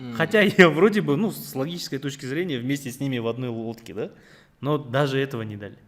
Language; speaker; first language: Russian; non-native, local second language; Kazakh